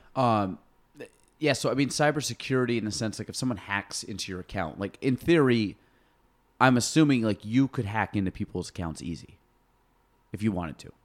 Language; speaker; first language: English; native; English